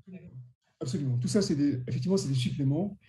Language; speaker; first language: French; native; French